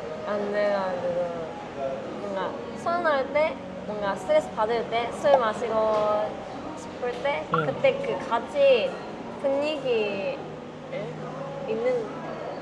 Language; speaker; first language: Korean; non-native, fluent; Japanese